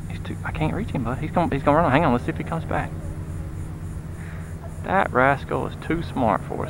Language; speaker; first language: English; native; English